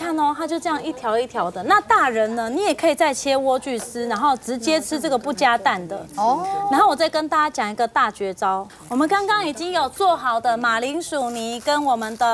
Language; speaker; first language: Chinese; native; Chinese